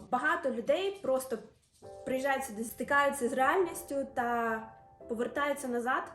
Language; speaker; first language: Ukrainian; native; Ukrainian